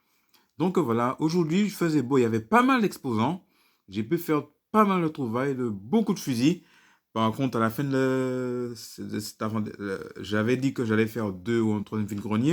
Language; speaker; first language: French; native; French